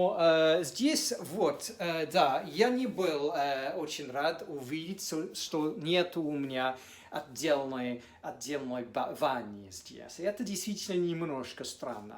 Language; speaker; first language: Russian; non-native, fluent; English